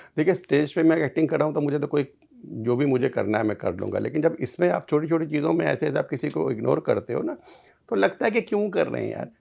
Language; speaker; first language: Hindi; native; Hindi